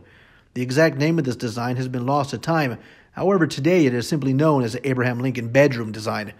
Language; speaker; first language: English; native; English